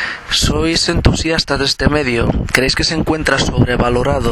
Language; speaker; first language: Spanish; native; Spanish